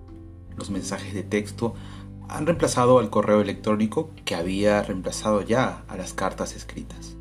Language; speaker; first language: Spanish; native; Spanish